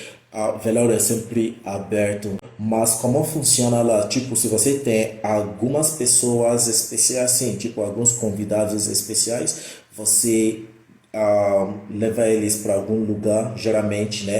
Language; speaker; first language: Portuguese; non-native, fluent; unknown